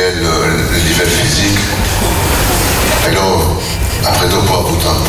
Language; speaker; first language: Italian; non-native, learner; French